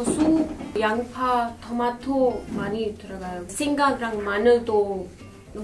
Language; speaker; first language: Korean; non-native, fluent; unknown